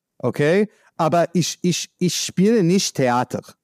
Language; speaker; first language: German; non-native, learner; English